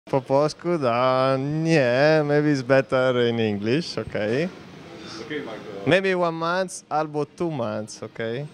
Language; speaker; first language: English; non-native, fluent; Italian